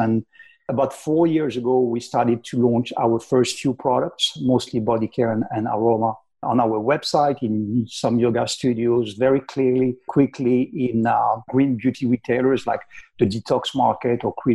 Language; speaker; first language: English; non-native, fluent; French